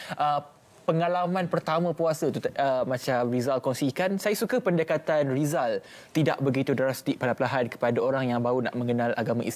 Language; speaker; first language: Malay; native; Malay